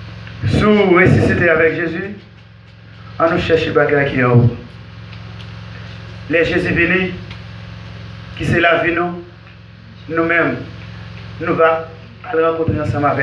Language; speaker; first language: French; non-native, local second language; Haitian Creole